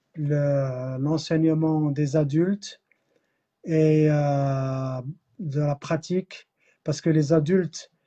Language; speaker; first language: French; non-native, local second language; Arabic